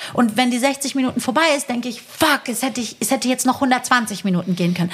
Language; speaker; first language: German; early bilingual, other home language; Persian